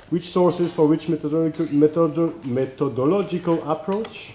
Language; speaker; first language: English; non-native, fluent; French